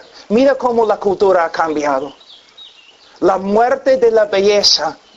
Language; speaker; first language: Spanish; non-native, fluent; English